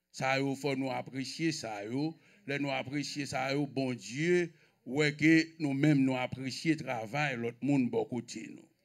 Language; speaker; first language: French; non-native, local second language; Haitian Creole